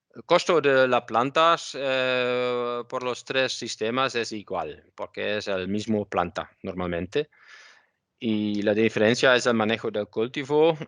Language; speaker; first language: Spanish; non-native, learner; Dutch